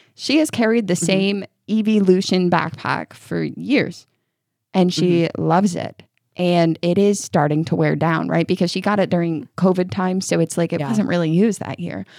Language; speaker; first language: English; native; English